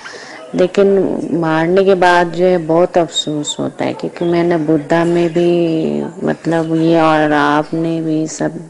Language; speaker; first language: Hindi; native; Hindi